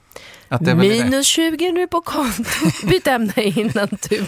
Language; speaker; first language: Swedish; early bilingual, other home language; Kurdish